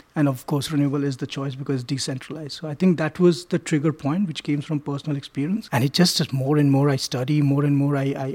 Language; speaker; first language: English; non-native, local second language; Hindi